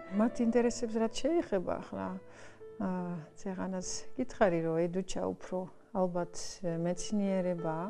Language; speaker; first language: Georgian; non-native, fluent; Dutch